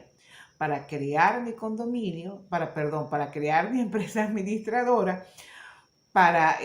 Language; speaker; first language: Spanish; native; Spanish